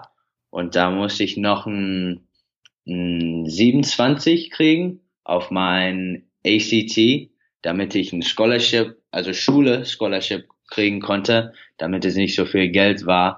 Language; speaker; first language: German; early bilingual, heritage; English